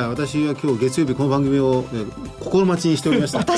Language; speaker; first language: Japanese; native; Japanese